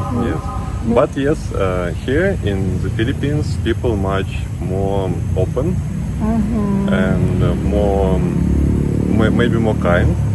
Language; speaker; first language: English; non-native, learner; Russian